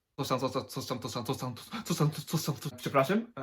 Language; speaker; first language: Polish; non-native, fluent; Japanese